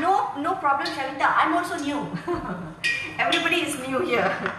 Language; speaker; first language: English; non-native, local second language; Tamil